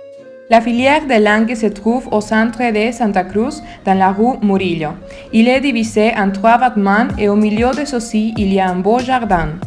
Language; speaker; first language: French; non-native, learner; Spanish